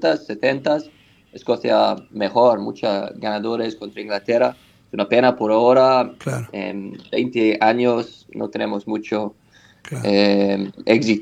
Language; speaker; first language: Spanish; non-native, learner; English